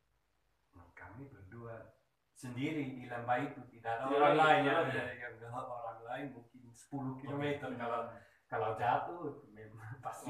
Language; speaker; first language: Indonesian; early bilingual, heritage; Dutch